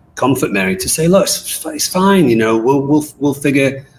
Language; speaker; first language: English; native; English